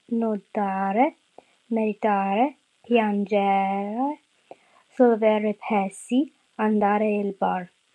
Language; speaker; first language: Italian; non-native, learner; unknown